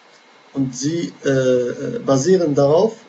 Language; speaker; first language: German; non-native, fluent; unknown